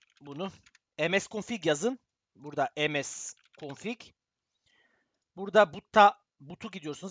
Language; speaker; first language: Turkish; early bilingual, heritage; Turkish